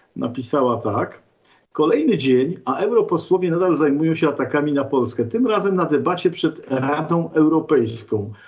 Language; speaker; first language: Polish; native; Polish